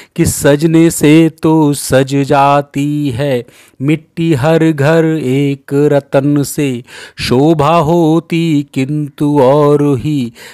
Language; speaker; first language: Hindi; native; Hindi